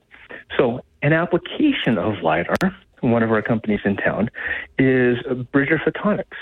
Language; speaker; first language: English; native; English